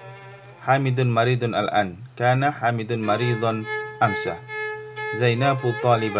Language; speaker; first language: Arabic; non-native, fluent; Indonesian